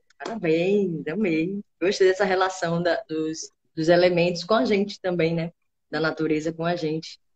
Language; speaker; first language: Portuguese; native; Portuguese